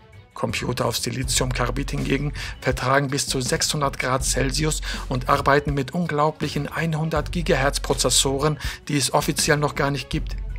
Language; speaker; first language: German; native; German